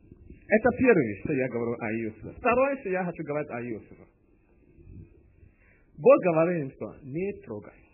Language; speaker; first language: Russian; non-native, learner; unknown